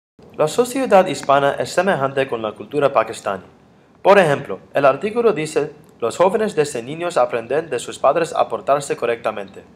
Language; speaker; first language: Spanish; non-native, fluent; English